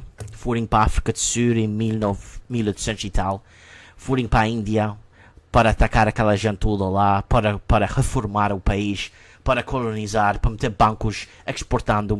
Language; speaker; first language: Portuguese; non-native, learner; English